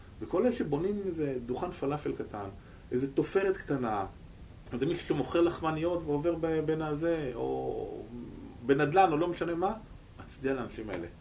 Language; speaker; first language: Hebrew; native; Hebrew